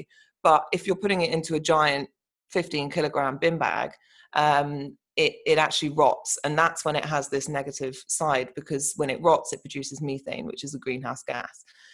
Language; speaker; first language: English; native; English